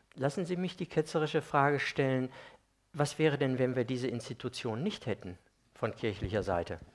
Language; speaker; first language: German; native; German